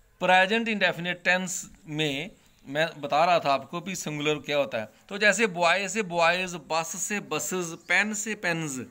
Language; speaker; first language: Hindi; non-native, local second language; Punjabi